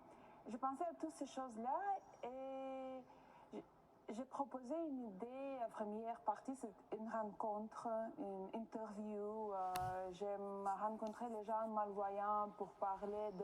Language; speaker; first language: French; non-native, learner; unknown